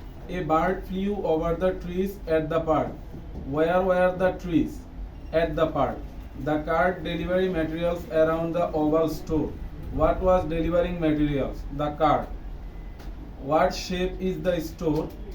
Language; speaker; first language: English; non-native, local second language; Bangla